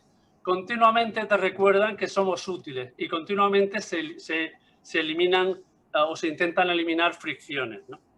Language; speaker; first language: Spanish; native; Spanish